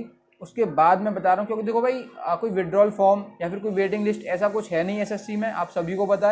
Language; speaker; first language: Hindi; native; Hindi